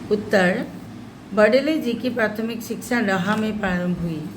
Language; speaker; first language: Hindi; non-native, local second language; Assamese